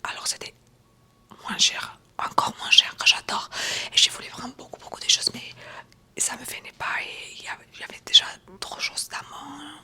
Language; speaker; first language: French; non-native, fluent; Romanian